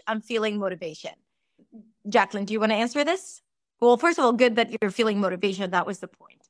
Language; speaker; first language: English; non-native, fluent; Hebrew